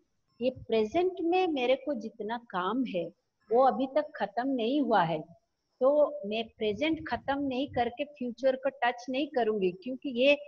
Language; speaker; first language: Hindi; non-native, local second language; Odia